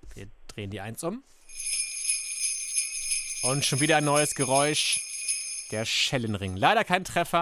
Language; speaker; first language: German; native; German